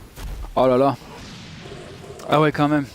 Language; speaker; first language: French; native; French